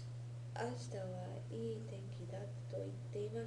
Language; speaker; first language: Japanese; non-native, learner; English